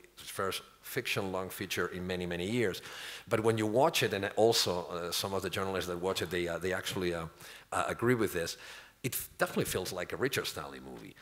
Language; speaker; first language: English; non-native, fluent; Spanish